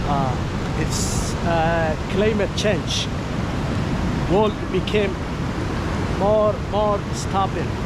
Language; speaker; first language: English; non-native, fluent; Somali